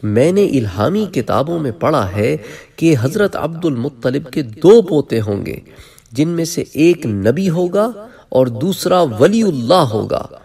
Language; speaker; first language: Urdu; native; Urdu